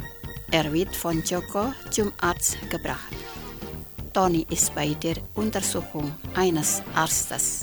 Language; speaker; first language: German; non-native, fluent; Indonesian